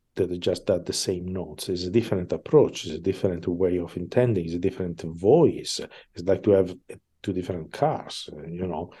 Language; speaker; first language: English; non-native, fluent; Italian